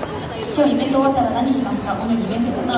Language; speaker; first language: Japanese; non-native, learner; Korean